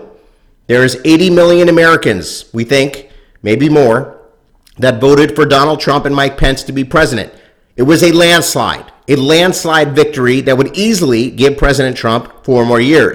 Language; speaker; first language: English; native; English